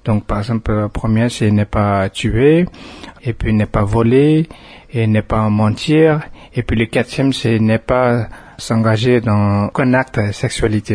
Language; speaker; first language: French; non-native, fluent; Tibetan